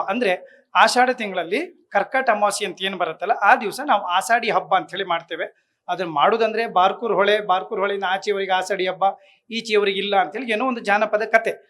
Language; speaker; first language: Kannada; native; Kannada